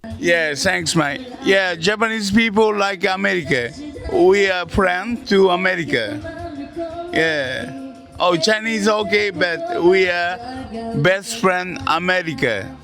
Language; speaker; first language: English; non-native, learner; Japanese